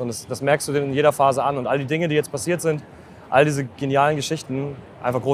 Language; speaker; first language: German; native; German